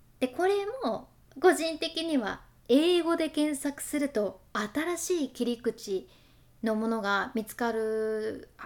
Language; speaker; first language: Japanese; native; Japanese